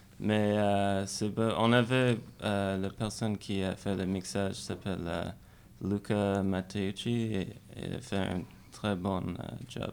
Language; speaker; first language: French; non-native, learner; English